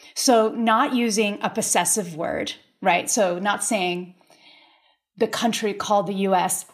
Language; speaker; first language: English; early bilingual, other home language; Spanish